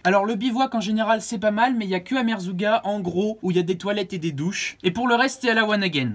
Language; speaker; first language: French; native; French